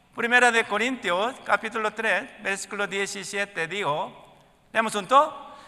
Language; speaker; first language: Spanish; non-native, learner; Korean